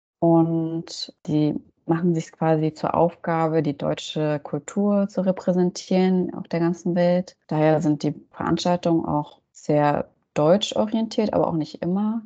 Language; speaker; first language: German; native; German